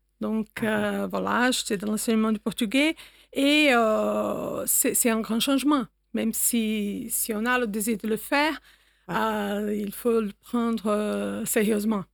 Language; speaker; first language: French; non-native, fluent; Portuguese